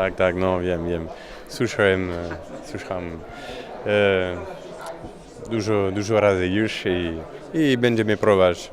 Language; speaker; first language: Polish; non-native, learner; French